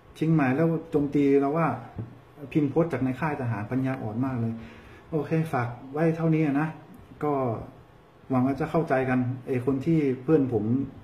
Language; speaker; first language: Thai; early bilingual, heritage; Thai